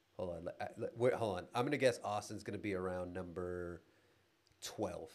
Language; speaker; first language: English; native; English